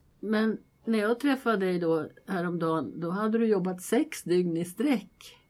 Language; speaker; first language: Swedish; native; Swedish